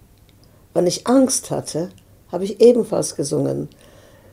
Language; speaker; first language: German; non-native, fluent; Serbian